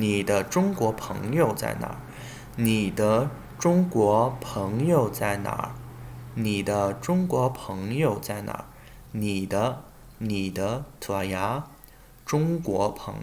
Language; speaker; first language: Chinese; non-native, fluent; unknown